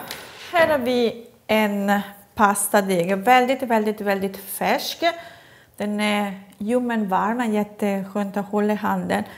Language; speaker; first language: Swedish; non-native, fluent; Italian